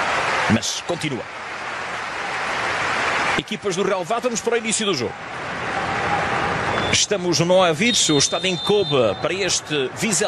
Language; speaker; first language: Portuguese; native; Portuguese